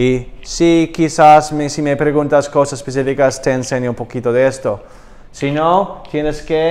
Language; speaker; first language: Spanish; non-native, learner; English